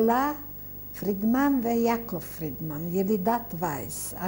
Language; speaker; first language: Hebrew; non-native, fluent; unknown